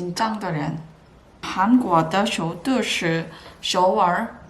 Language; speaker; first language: Chinese; non-native, learner; Korean